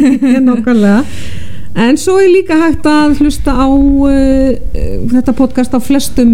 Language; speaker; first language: Icelandic; native; Icelandic